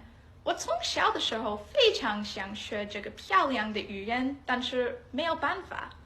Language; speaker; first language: Chinese; non-native, learner; English